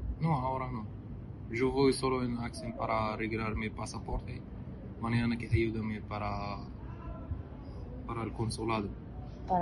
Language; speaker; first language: Spanish; non-native, learner; Arabic